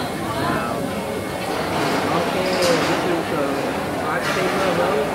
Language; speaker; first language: English; non-native, fluent; Vietnamese